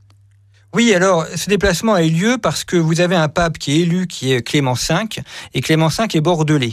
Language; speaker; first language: French; native; French